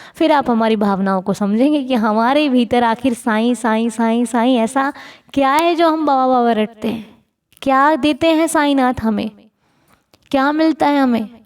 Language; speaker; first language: Hindi; native; Hindi